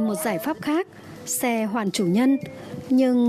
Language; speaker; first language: Vietnamese; native; Vietnamese